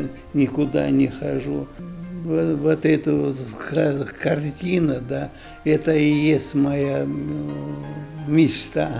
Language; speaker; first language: Russian; non-native, local second language; Ingush